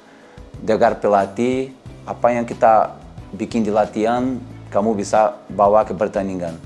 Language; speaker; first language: Indonesian; non-native, learner; Portuguese